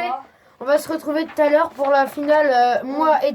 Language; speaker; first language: French; native; French